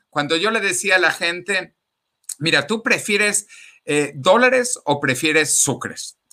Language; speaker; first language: Spanish; native; Spanish